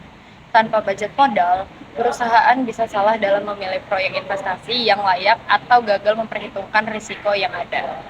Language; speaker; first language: Indonesian; native; Indonesian